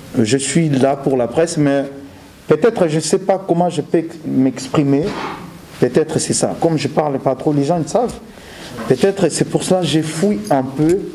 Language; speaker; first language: French; non-native, local second language; Lingala